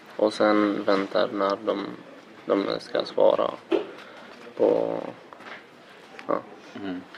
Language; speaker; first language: Swedish; non-native, learner; Arabic